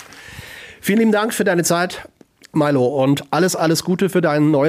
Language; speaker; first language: German; native; German